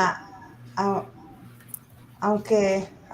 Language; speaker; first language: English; non-native, learner; Spanish